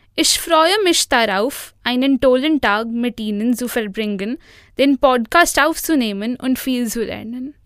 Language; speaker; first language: German; non-native, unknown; Hindi